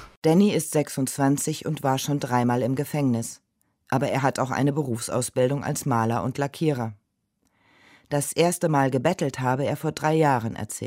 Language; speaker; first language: German; native; German